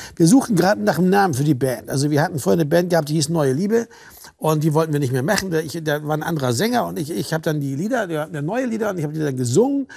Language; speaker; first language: German; native; German